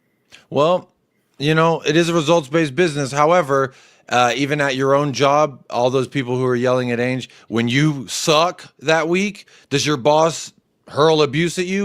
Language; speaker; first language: English; native; English